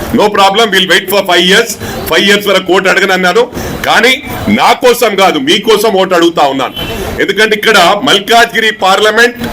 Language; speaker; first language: Telugu; non-native, local second language; Tamil